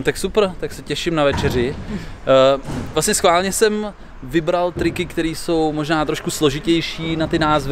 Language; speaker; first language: Czech; native; Czech